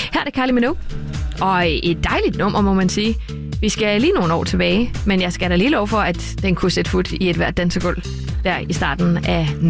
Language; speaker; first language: Danish; native; Danish